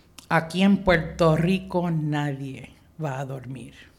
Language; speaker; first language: Spanish; early bilingual, heritage; Spanish